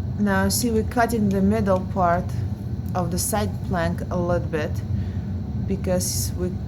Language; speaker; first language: English; non-native, fluent; Russian